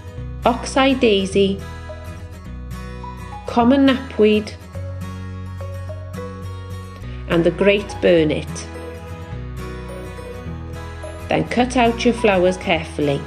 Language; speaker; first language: English; native; English